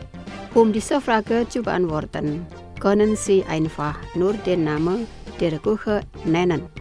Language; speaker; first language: German; non-native, fluent; Indonesian